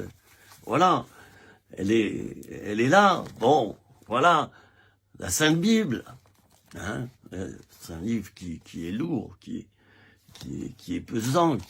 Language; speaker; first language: French; native; French